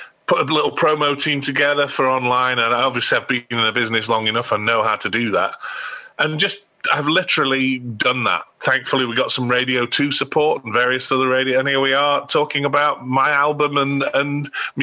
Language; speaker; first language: English; native; English